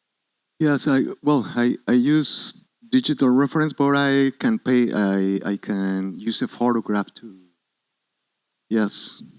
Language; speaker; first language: English; non-native, learner; Spanish